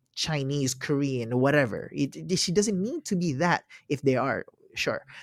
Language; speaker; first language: English; non-native, local second language; Filipino